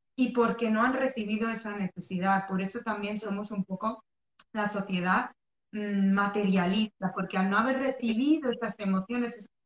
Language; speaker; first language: Spanish; early bilingual, other home language; Arabic